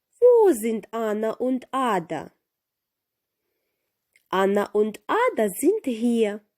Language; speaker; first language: German; non-native, fluent; Ukrainian